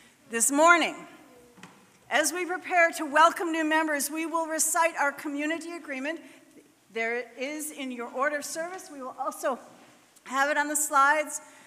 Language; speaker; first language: English; native; English